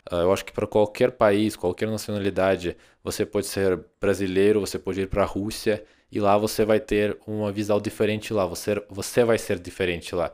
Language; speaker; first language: Portuguese; non-native, fluent; Russian